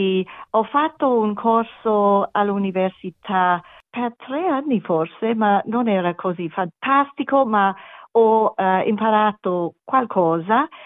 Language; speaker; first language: Italian; non-native, learner; English